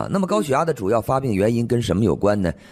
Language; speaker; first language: Chinese; native; Chinese